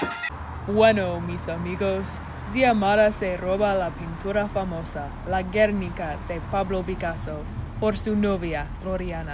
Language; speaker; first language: Spanish; non-native, learner; English